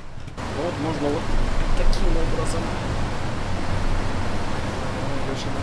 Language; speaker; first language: Russian; native; Russian